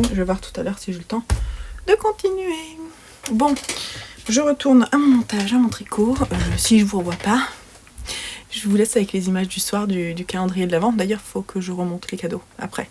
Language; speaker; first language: French; native; French